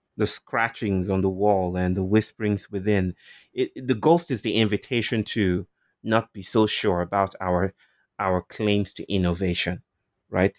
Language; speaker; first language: English; non-native, local second language; Yoruba